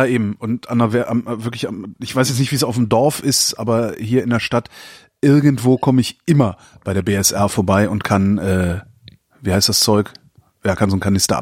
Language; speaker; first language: German; native; German